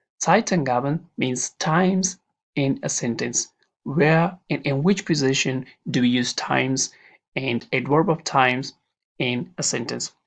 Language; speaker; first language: English; non-native, fluent; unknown